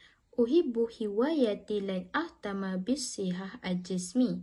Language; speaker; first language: Arabic; non-native, learner; Malay